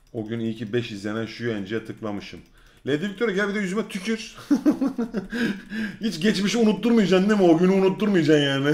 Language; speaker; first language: Turkish; early bilingual, heritage; Turkish